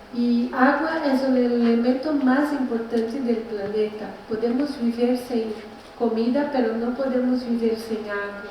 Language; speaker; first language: Spanish; non-native, learner; Portuguese